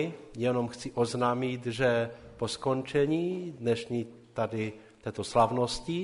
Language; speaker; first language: Czech; non-native, local second language; Polish